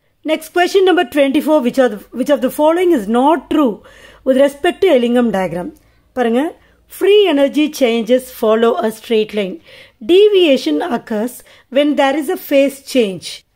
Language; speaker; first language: English; non-native, local second language; Tamil